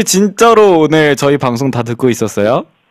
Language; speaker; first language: Korean; native; Korean